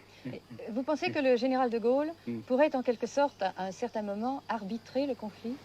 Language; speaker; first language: French; native; French